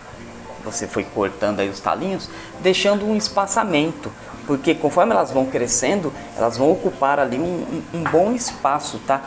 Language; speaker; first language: Portuguese; native; Portuguese